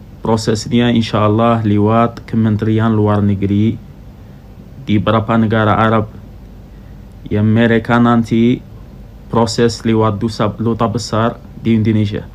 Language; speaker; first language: Indonesian; non-native, fluent; Arabic